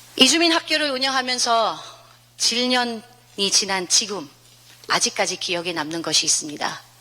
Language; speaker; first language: Korean; non-native, fluent; Filipino